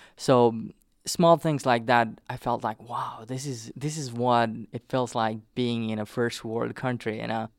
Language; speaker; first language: English; non-native, fluent; Nepali